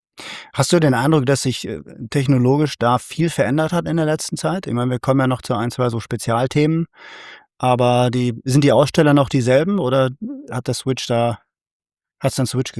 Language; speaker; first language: German; native; German